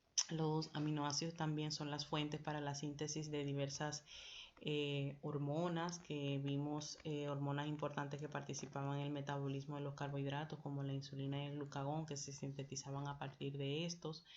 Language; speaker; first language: Spanish; native; Spanish